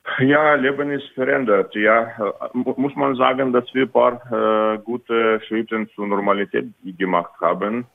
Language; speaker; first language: German; non-native, fluent; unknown